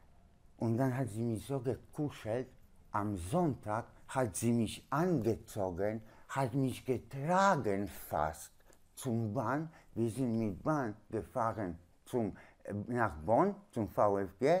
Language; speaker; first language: German; non-native, learner; Polish